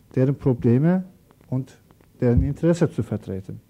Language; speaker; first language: German; non-native, learner; Turkish